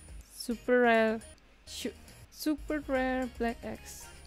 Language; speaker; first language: English; non-native, fluent; Indonesian